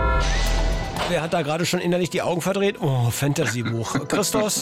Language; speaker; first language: German; native; German